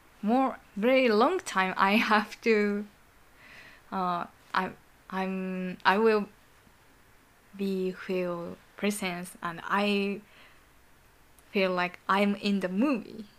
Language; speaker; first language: English; non-native, learner; Japanese